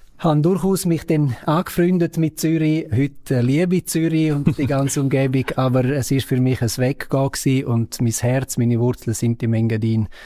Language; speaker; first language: German; non-native, local second language; Romansh